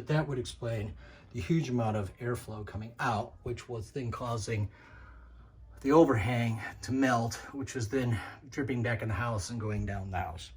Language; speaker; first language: English; native; English